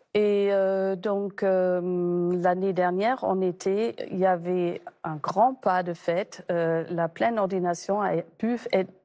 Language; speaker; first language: French; non-native, fluent; German